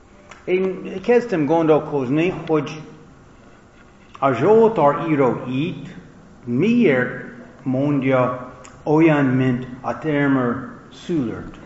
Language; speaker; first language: Hungarian; non-native, fluent; English